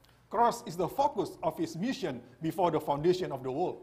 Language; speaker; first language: English; non-native, fluent; Indonesian